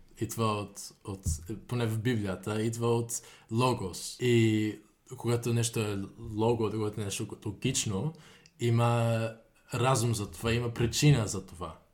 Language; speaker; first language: Bulgarian; non-native, fluent; Dutch